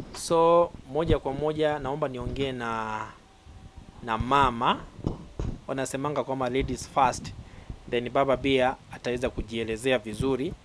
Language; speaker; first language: Swahili; non-native, local second language; Gusii